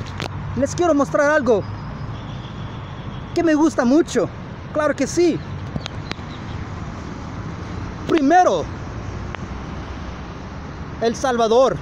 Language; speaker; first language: Spanish; early bilingual, heritage; Spanish